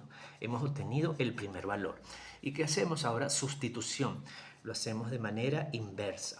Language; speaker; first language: Spanish; native; Spanish